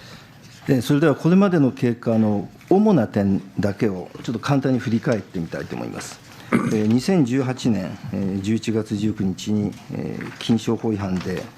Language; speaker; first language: Japanese; native; Japanese